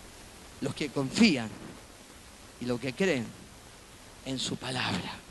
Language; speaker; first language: Spanish; native; Spanish